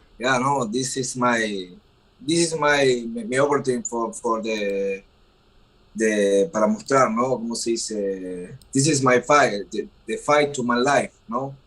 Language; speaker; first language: English; non-native, learner; Spanish